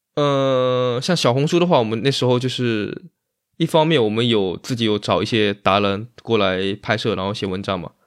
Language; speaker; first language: Chinese; native; Chinese